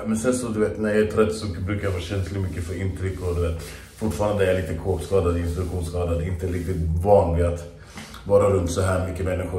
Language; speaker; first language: Swedish; native; Swedish